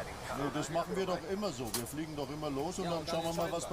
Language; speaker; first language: German; native; German